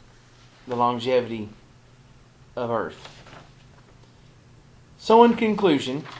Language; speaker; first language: English; native; English